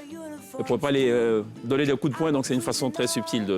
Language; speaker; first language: French; native; French